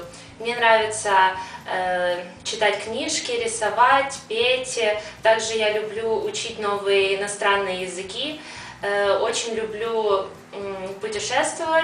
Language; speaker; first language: Russian; non-native, local second language; Ukrainian